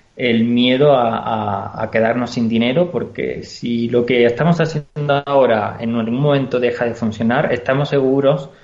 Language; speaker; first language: Spanish; native; Spanish